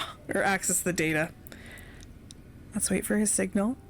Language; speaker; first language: English; native; English